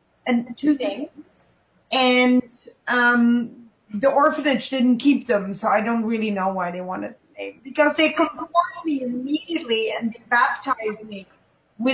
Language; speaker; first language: English; non-native, local second language; Dutch